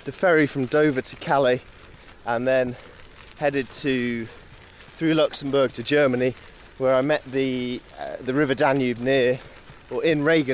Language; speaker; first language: English; native; English